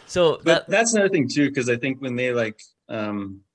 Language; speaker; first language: English; native; English